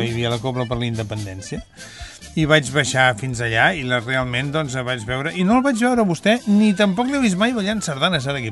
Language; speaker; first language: Catalan; native; Catalan